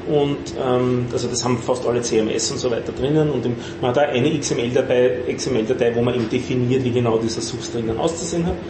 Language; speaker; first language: German; native; German